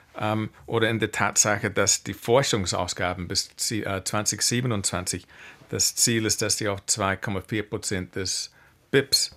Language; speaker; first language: German; non-native, fluent; English